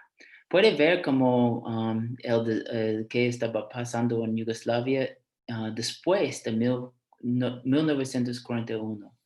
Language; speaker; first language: Spanish; non-native, fluent; English